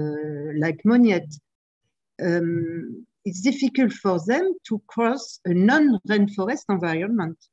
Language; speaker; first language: English; non-native, fluent; French